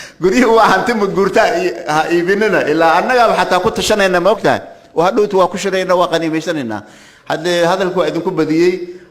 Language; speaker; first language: Somali; native; Somali